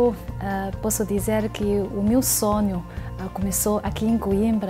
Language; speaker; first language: Portuguese; non-native, fluent; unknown